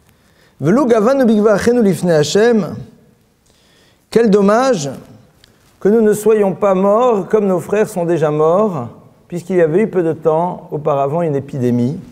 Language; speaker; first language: French; native; French